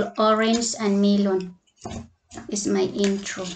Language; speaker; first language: English; non-native, local second language; Cebuano